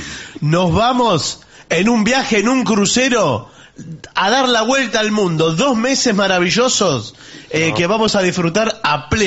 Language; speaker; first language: Spanish; native; Spanish